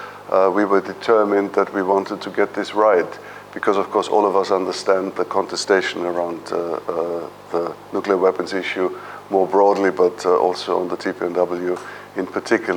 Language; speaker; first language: English; non-native, fluent; German